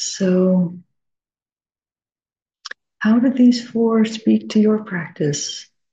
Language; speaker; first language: English; native; English